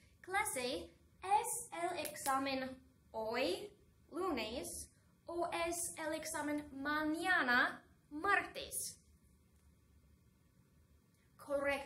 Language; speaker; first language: Spanish; non-native, fluent; English